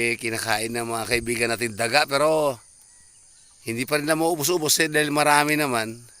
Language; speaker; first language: Filipino; non-native, local second language; Cebuano